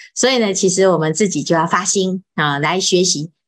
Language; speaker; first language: Chinese; native; Chinese